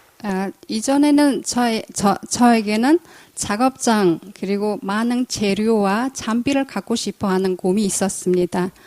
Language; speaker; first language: Korean; non-native, fluent; Mongolian